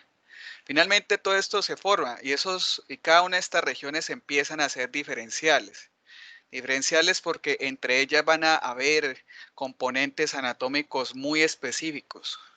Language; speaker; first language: Spanish; native; Spanish